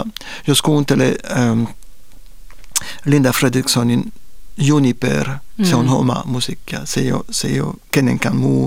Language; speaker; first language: Finnish; non-native, fluent; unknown